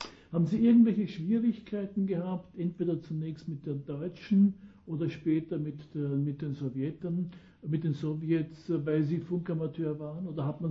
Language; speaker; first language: German; native; German